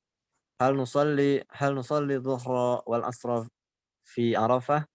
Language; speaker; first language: Arabic; non-native, learner; Indonesian